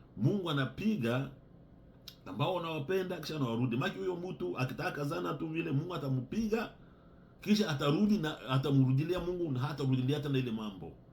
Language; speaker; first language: Swahili; native; Swahili